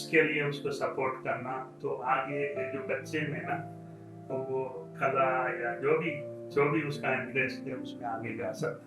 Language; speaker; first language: Hindi; non-native, local second language; Gujarati